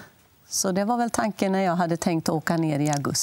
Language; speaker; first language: Swedish; native; Swedish